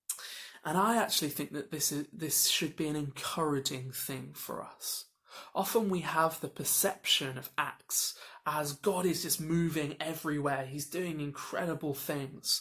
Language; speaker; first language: English; native; English